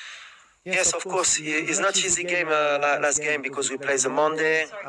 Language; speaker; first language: English; non-native, learner; French